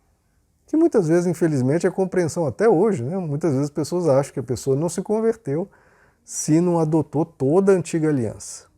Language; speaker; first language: Portuguese; native; Portuguese